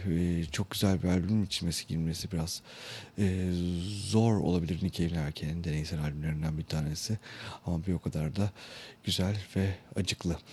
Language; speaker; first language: Turkish; native; Turkish